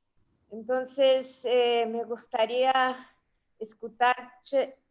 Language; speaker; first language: Spanish; non-native, fluent; Portuguese